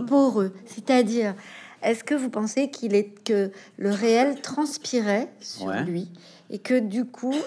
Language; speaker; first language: French; native; French